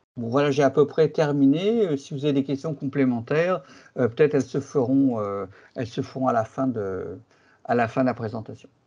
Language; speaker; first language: French; native; French